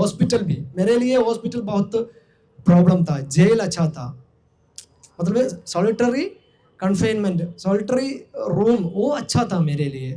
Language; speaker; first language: Hindi; non-native, local second language; Malayalam